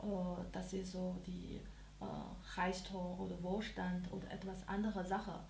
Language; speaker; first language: German; non-native, learner; Chinese